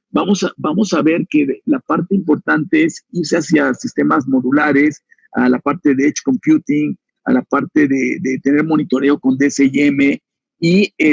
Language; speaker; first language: Spanish; native; Spanish